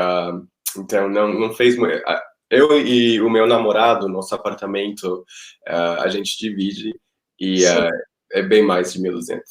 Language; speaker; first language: Portuguese; non-native, fluent; Spanish